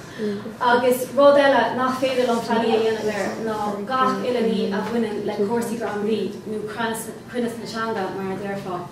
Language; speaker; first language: Irish; non-native, local second language; English